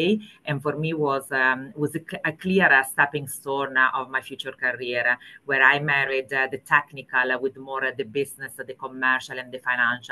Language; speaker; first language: English; non-native, fluent; Italian